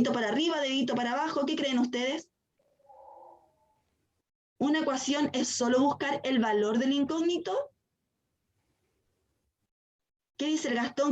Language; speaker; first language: Spanish; native; Spanish